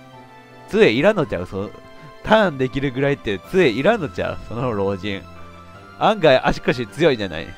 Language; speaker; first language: Japanese; native; Japanese